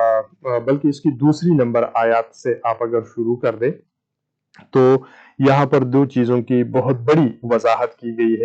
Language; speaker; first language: Urdu; native; Urdu